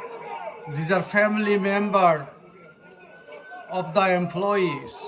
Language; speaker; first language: English; non-native, learner; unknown